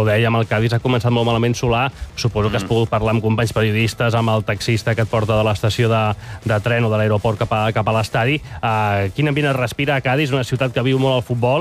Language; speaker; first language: Catalan; native; Catalan